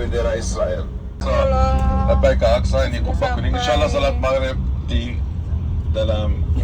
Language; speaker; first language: Indonesian; non-native, fluent; Arabic